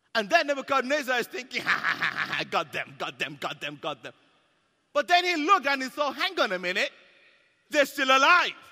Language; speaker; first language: English; non-native, local second language; Yoruba